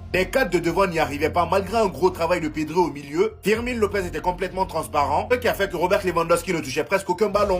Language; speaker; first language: French; native; French